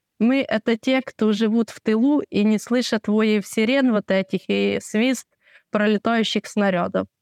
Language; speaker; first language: Russian; non-native, local second language; Ukrainian